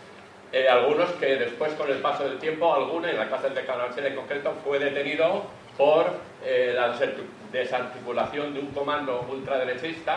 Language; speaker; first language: Spanish; native; Spanish